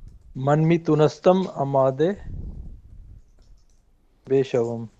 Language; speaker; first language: Persian; non-native, learner; Urdu